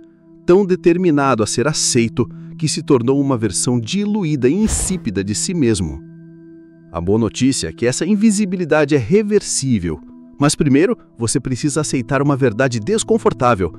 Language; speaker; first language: Portuguese; native; Portuguese